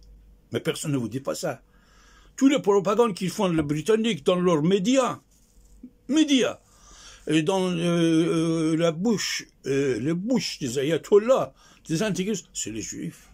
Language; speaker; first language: French; non-native, fluent; Persian